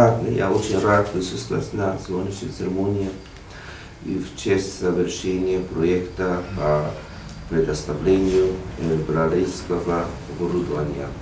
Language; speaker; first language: Russian; non-native, learner; Japanese